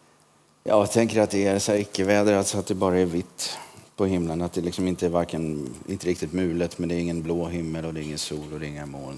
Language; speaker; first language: Swedish; native; Swedish